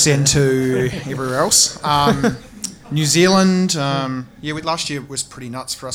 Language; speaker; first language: English; native; English